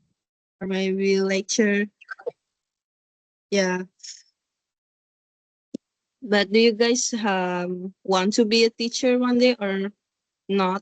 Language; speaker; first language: English; non-native, learner; Indonesian